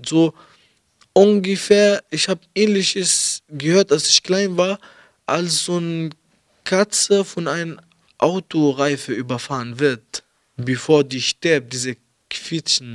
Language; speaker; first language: German; early bilingual, other home language; Arabic